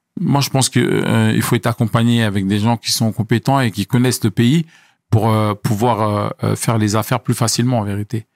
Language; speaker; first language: French; early bilingual, other home language; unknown